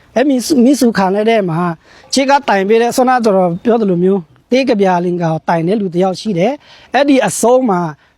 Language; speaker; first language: Burmese; non-native, local second language; Pa'o Karen